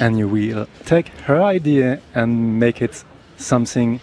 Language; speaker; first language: English; non-native, fluent; French